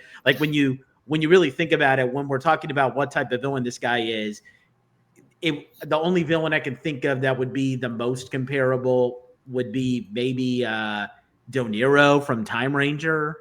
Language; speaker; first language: English; native; English